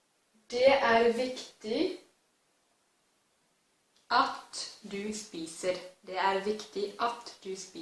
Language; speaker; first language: Norwegian; non-native, learner; English